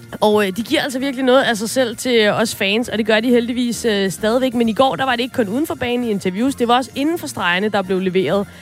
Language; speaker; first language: Danish; native; Danish